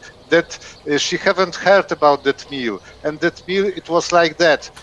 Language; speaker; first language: English; non-native, fluent; Polish